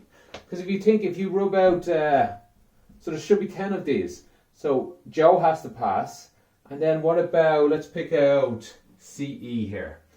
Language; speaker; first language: English; native; English